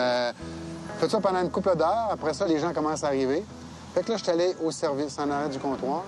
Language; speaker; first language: French; native; French